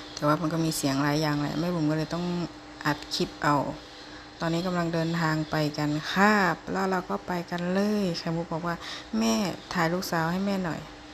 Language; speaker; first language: Thai; native; Thai